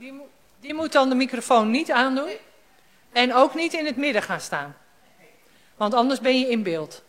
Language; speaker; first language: Dutch; native; Dutch